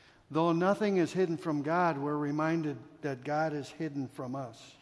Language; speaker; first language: English; native; English